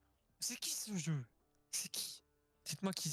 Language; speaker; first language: French; native; French